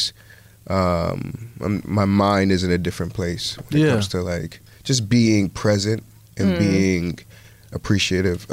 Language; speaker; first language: English; native; English